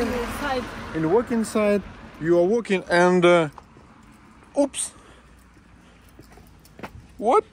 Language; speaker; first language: English; non-native, learner; Russian